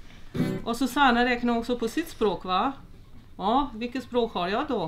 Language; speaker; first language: Swedish; non-native, fluent; Slovenian